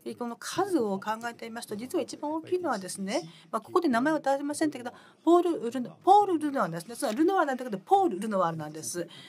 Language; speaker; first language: Japanese; non-native, fluent; French